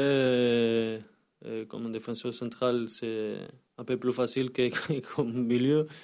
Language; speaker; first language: French; non-native, learner; Spanish